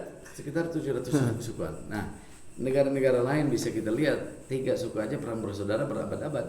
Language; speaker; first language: Indonesian; non-native, fluent; English